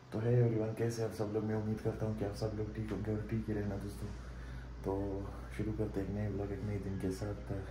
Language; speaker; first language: Urdu; non-native, fluent; Pashto